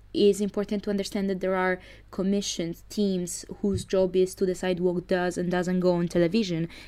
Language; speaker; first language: English; non-native, fluent; Italian